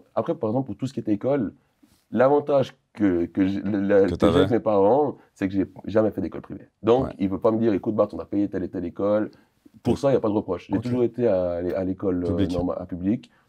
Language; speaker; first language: French; native; French